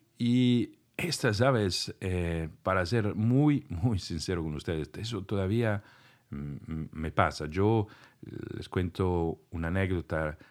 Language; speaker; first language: Spanish; non-native, fluent; Italian